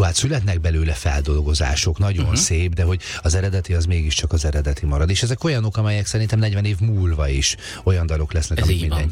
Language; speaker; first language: Hungarian; native; Hungarian